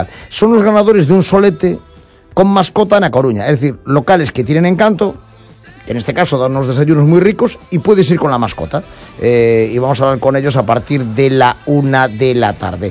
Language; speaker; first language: Spanish; native; Spanish